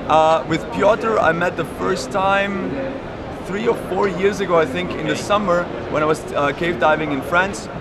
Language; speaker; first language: English; non-native, fluent; German